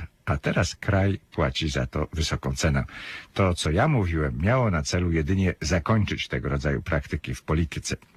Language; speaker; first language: Polish; native; Polish